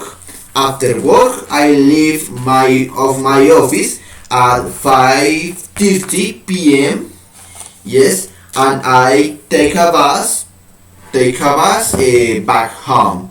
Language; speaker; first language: English; non-native, learner; Spanish